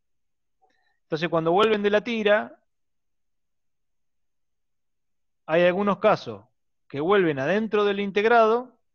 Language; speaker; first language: Spanish; native; Spanish